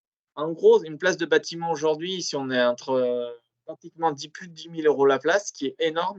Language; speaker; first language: French; native; French